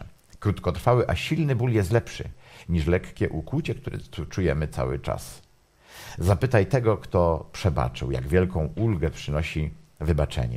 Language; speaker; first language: Polish; native; Polish